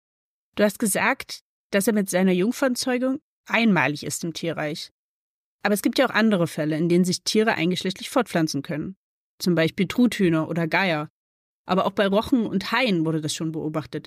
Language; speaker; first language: German; native; German